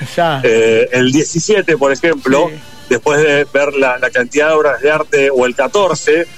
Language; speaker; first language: Spanish; native; Spanish